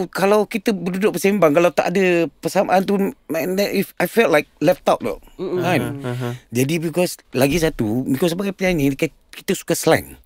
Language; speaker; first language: Malay; non-native, local second language; Chinese